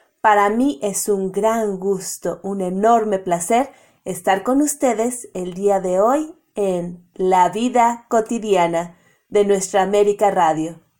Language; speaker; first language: Spanish; native; Spanish